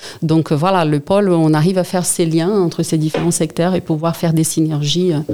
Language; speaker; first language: French; non-native, fluent; Portuguese